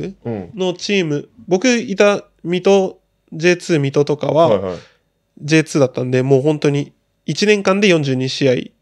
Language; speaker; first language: Japanese; native; Japanese